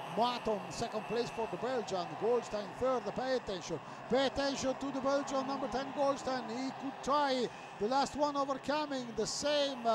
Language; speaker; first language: English; non-native, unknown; Italian